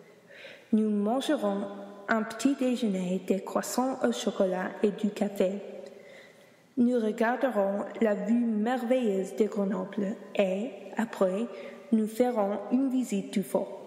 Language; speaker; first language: French; non-native, learner; English